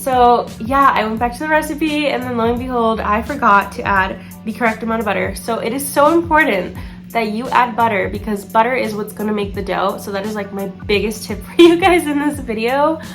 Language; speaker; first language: English; native; English